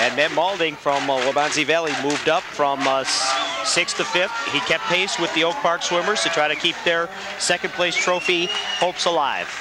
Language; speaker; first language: English; native; English